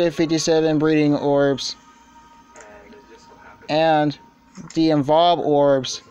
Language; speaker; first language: English; native; English